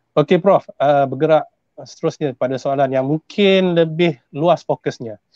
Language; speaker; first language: Malay; native; Malay